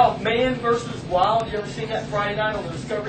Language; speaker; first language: English; native; English